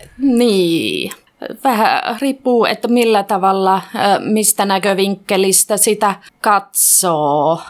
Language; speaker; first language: Finnish; native; Finnish